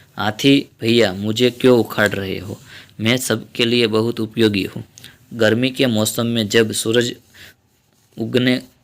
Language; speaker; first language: Hindi; non-native, local second language; Gujarati